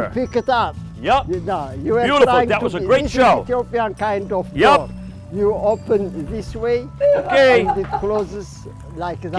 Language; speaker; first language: English; non-native, learner; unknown